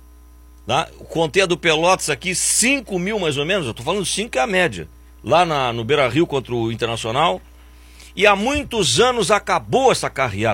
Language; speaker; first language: Portuguese; native; Portuguese